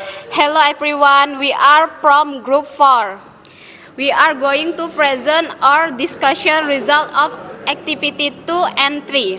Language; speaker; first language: English; non-native, learner; Indonesian